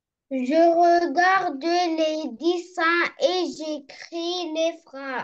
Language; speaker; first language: French; non-native, learner; Arabic